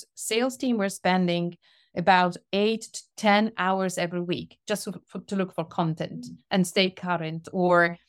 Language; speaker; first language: English; non-native, fluent; Italian